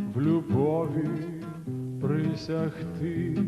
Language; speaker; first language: Ukrainian; early bilingual, heritage; Ukrainian